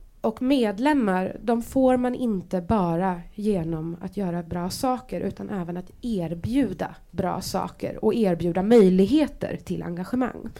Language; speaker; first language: Swedish; native; Swedish